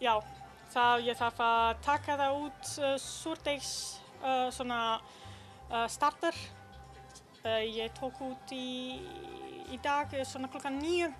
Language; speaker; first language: Icelandic; non-native, learner; Italian